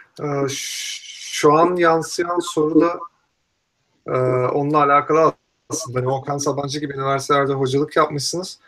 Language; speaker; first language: Turkish; native; Turkish